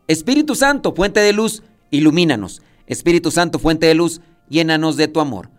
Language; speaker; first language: Spanish; native; Spanish